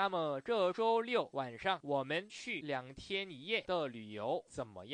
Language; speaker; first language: Chinese; non-native, fluent; Korean